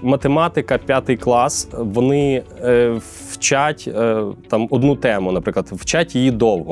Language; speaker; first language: Ukrainian; native; Ukrainian